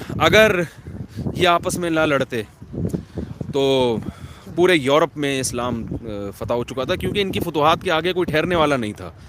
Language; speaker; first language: Urdu; native; Urdu